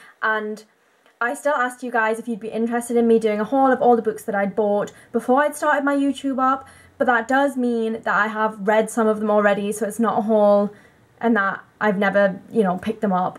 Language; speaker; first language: English; native; English